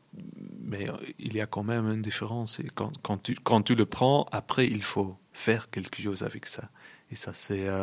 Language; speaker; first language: French; non-native, local second language; Dutch